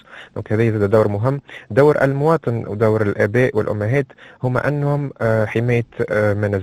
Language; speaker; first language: Arabic; native; Arabic